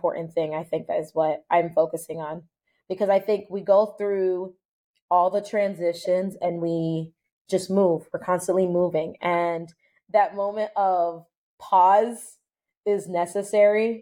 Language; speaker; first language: English; native; English